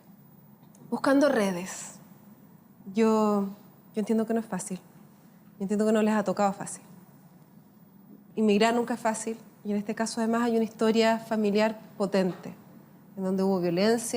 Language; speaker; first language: Spanish; native; Spanish